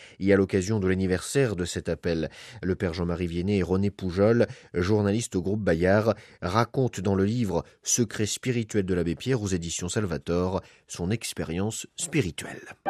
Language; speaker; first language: French; native; French